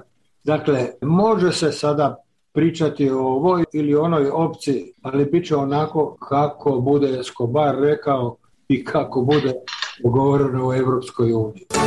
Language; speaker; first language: Serbian; native; Serbian